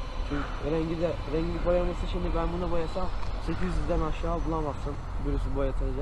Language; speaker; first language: Turkish; early bilingual, heritage; Turkish